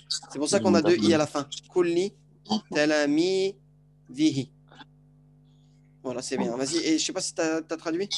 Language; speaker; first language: French; native; French